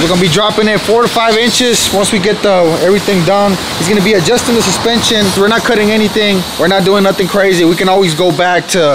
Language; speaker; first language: English; early bilingual, other home language; Spanish